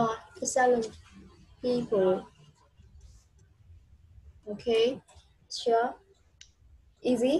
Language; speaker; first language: English; non-native, fluent; Vietnamese